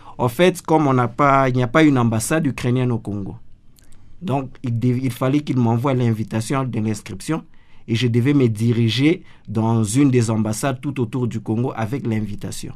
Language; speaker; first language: French; non-native, local second language; Lingala